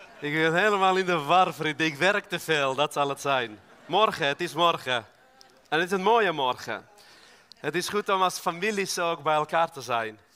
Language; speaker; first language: Dutch; non-native, fluent; Armenian